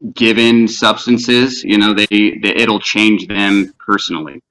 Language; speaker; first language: English; native; English